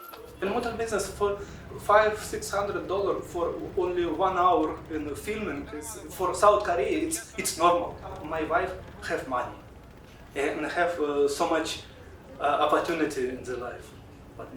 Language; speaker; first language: English; non-native, learner; Russian